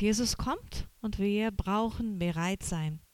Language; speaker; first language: German; non-native, fluent; Portuguese